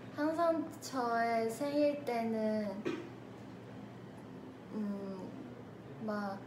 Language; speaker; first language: Korean; non-native, fluent; Chinese